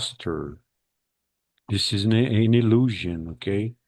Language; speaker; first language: English; non-native, fluent; Portuguese